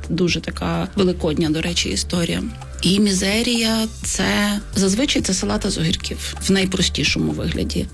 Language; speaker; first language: Ukrainian; native; Ukrainian